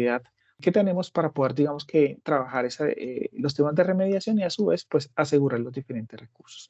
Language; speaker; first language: Spanish; native; Spanish